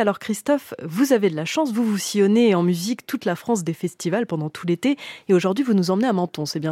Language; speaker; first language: French; native; French